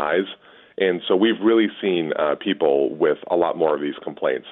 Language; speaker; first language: English; native; English